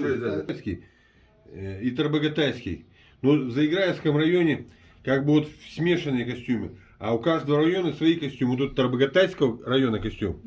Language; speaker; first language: Russian; native; Russian